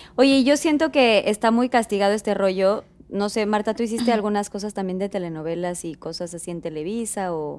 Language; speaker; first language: Spanish; native; Spanish